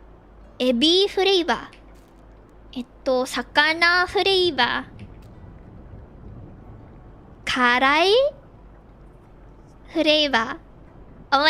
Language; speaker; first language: Japanese; non-native, learner; Filipino